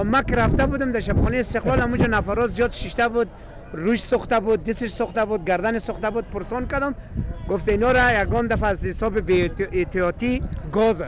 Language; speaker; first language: Persian; native; Persian